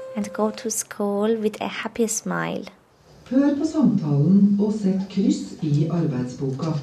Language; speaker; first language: Norwegian; non-native, fluent; Persian